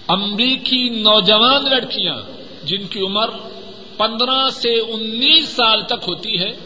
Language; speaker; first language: Urdu; non-native, local second language; Punjabi